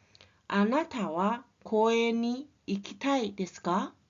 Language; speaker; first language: Japanese; non-native, fluent; Chinese